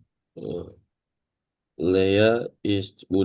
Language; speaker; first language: German; non-native, learner; Indonesian